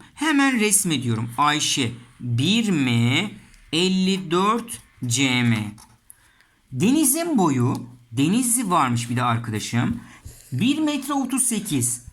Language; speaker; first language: Turkish; native; Turkish